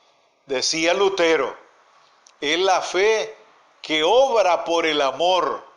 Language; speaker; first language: Spanish; native; Spanish